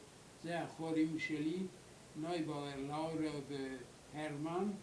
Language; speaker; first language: Hebrew; non-native, learner; German